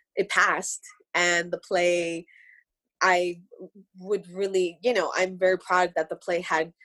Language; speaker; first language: English; early bilingual, other home language; Spanish